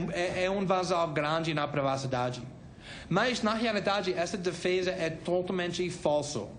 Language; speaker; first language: Portuguese; non-native, fluent; English